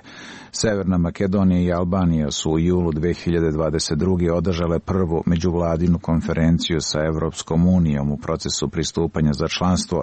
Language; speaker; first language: Serbian; native; Serbian